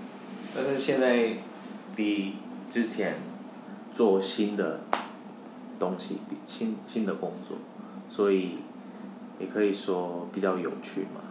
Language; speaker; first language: Chinese; non-native, fluent; Korean